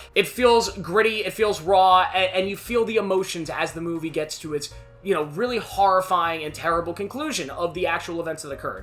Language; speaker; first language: English; native; English